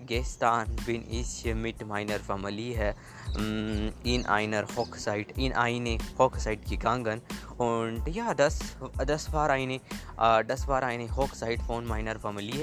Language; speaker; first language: German; non-native, learner; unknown